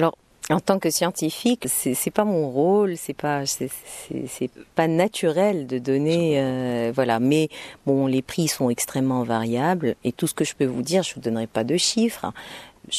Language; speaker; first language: French; non-native, local second language; Arabic